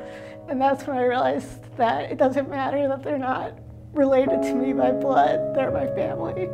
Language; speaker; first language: English; native; English